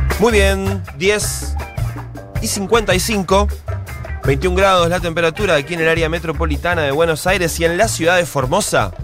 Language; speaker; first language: Spanish; native; Spanish